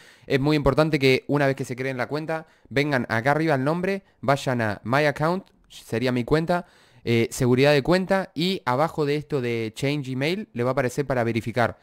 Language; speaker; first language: Spanish; native; Spanish